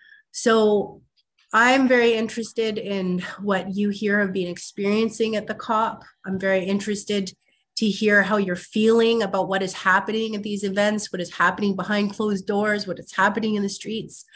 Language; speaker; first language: English; native; English